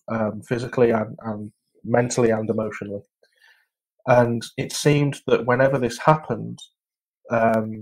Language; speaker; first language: English; native; English